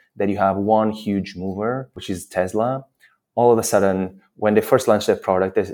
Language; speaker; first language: English; non-native, fluent; Portuguese